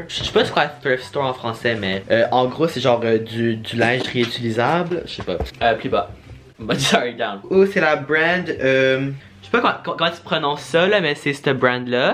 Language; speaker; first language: French; native; French